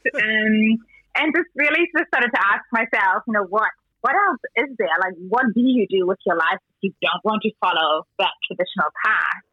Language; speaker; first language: English; non-native, fluent; German